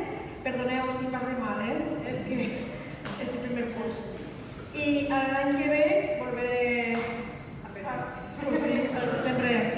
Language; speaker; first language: Catalan; non-native, learner; Spanish